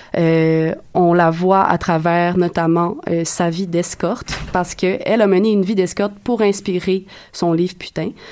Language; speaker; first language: French; native; French